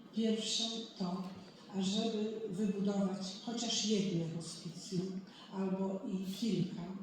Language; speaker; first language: Polish; native; Polish